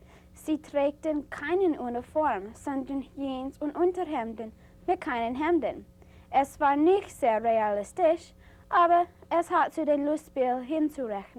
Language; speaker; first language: German; non-native, learner; English